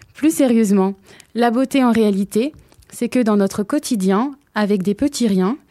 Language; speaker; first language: French; native; French